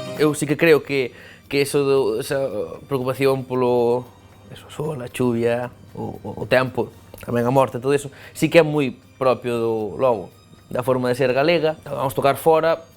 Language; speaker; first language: Galician; native; Galician